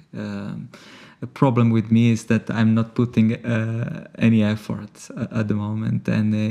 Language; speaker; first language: English; non-native, fluent; Italian